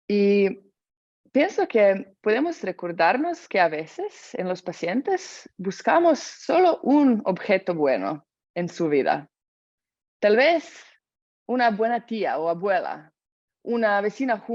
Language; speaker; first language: Spanish; non-native, fluent; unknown